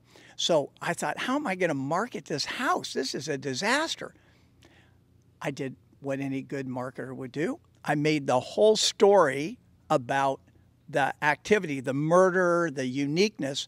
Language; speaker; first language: English; native; English